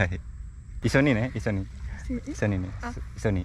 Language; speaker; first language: Japanese; non-native, learner; Indonesian